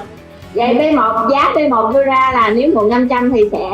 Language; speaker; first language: Vietnamese; native; Vietnamese